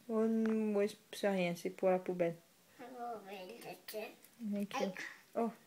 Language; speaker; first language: French; native; French